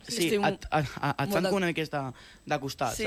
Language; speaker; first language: Catalan; non-native, local second language; Spanish